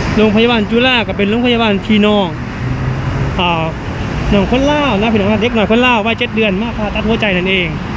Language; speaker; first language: Thai; non-native, fluent; Lao